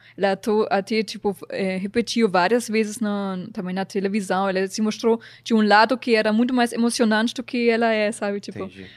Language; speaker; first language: Portuguese; non-native, fluent; German